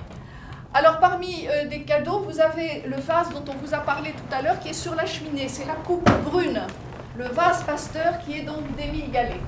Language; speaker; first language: French; native; French